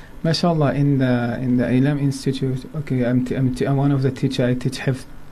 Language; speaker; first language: English; non-native, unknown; Arabic